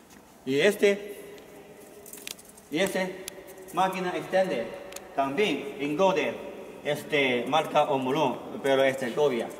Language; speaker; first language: Spanish; non-native, learner; Chinese